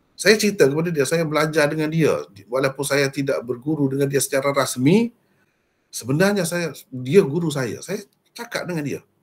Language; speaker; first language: Malay; native; Malay